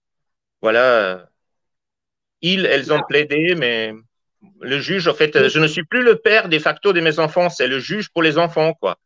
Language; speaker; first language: French; native; French